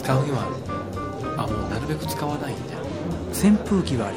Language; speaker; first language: Japanese; native; Japanese